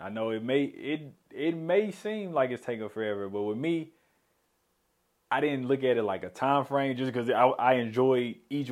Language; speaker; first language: English; native; English